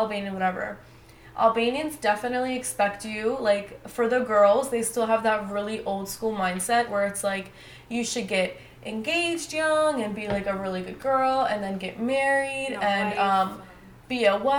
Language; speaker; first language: English; native; English